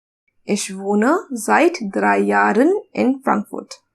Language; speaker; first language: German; non-native, learner; English